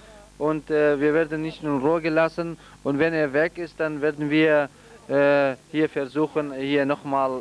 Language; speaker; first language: German; non-native, fluent; Central Kurdish